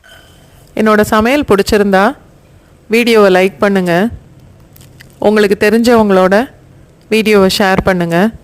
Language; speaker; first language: Tamil; native; Tamil